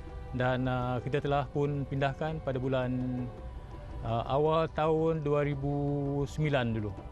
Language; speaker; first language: Malay; native; Malay